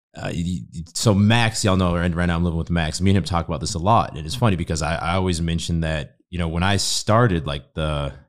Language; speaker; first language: English; native; English